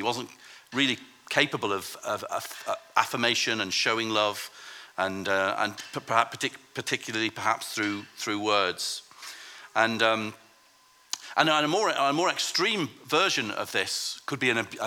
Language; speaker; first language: English; native; English